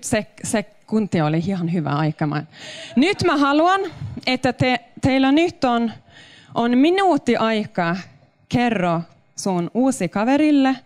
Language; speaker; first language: Finnish; non-native, local second language; Swedish